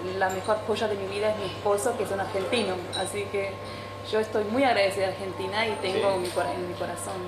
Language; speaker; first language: Spanish; non-native, fluent; Hindi